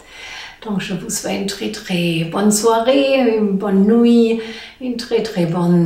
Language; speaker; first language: French; non-native, learner; German